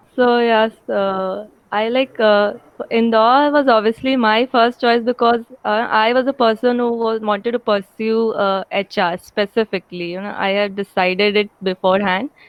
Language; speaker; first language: English; non-native, local second language; Hindi